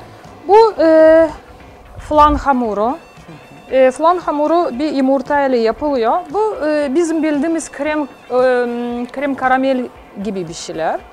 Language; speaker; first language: Turkish; non-native, fluent; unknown